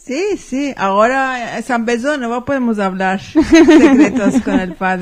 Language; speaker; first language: Spanish; early bilingual, heritage; Ladino